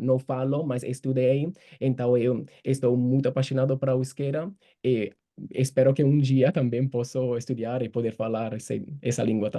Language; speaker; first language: Portuguese; non-native, fluent; Italian